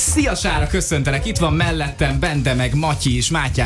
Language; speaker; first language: Hungarian; native; Hungarian